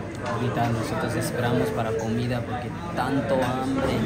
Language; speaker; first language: Spanish; non-native, learner; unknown